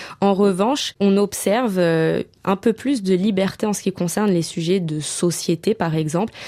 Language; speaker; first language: French; native; French